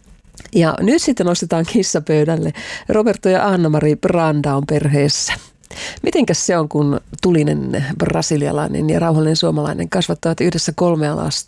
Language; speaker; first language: Finnish; native; Finnish